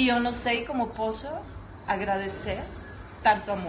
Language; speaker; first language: Portuguese; non-native, learner; Spanish